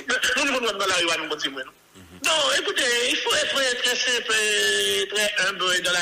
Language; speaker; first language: French; non-native, local second language; Haitian Creole